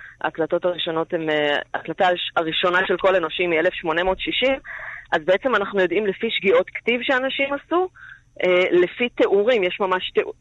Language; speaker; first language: Hebrew; native; Hebrew